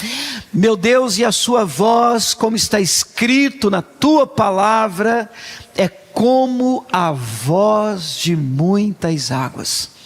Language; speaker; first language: Portuguese; native; Portuguese